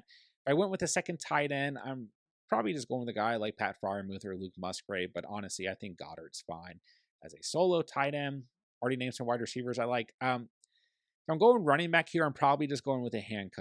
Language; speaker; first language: English; native; English